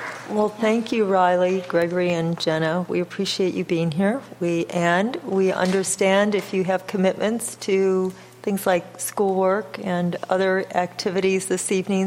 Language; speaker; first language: English; native; English